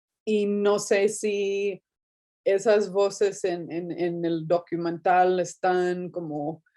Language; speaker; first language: Spanish; non-native, fluent; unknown